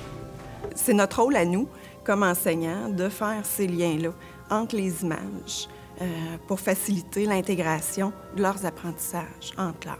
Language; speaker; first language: French; native; French